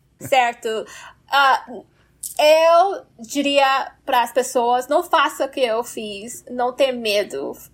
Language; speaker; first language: Portuguese; non-native, fluent; English